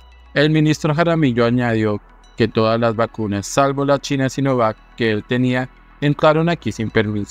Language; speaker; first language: Spanish; native; Spanish